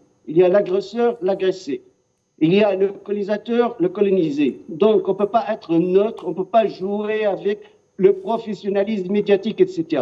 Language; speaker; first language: French; non-native, fluent; Arabic